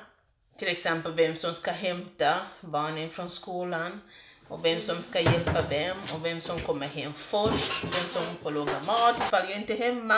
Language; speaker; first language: Swedish; non-native, fluent; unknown